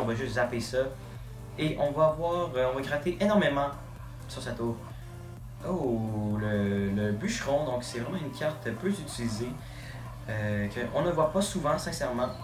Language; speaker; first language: French; native; French